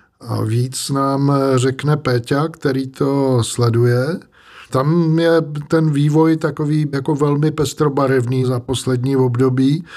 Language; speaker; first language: Czech; native; Czech